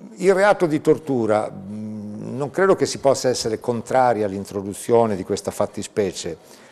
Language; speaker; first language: Italian; native; Italian